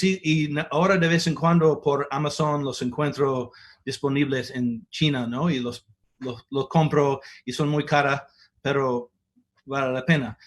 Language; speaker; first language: Spanish; non-native, fluent; English